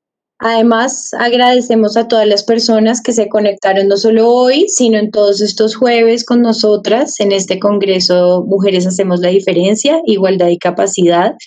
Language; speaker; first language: Spanish; native; Spanish